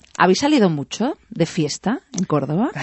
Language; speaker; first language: Spanish; native; Spanish